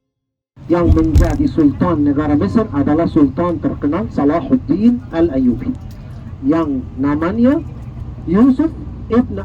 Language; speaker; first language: Indonesian; non-native, fluent; Arabic